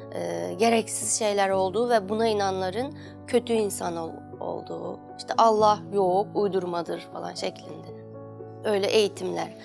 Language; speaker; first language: Turkish; non-native, fluent; Uyghur